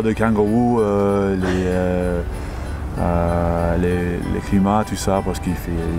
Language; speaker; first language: French; non-native, learner; English